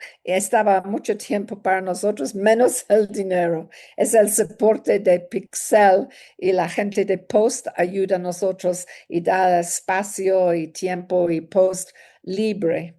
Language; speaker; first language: Spanish; non-native, learner; English